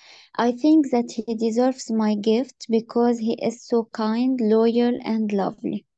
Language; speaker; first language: English; non-native, learner; Arabic